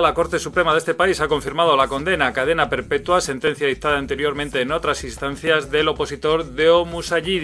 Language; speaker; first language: Spanish; native; Spanish